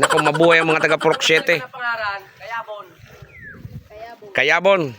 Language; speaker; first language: Filipino; non-native, local second language; Bikol